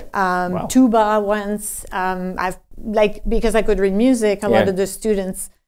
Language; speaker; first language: English; non-native, fluent; French